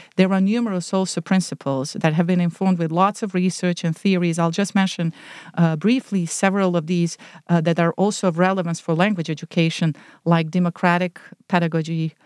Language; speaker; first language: English; non-native, fluent; Bosnian